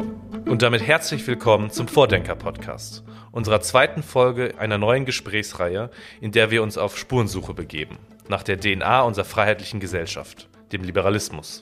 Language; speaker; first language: German; native; German